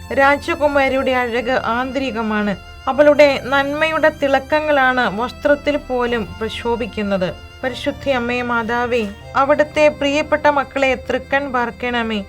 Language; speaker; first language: Malayalam; native; Malayalam